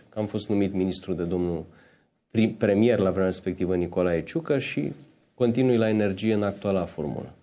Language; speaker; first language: Romanian; native; Romanian